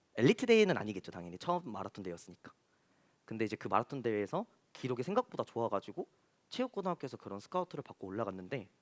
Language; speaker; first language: Korean; native; Korean